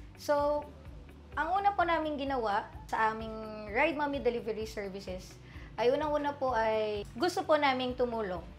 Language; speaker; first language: Filipino; non-native, local second language; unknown